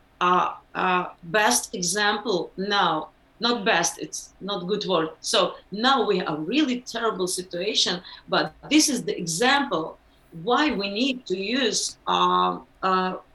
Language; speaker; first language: English; non-native, learner; Ukrainian